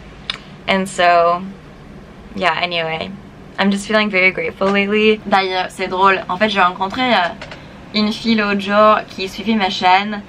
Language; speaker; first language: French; non-native, fluent; English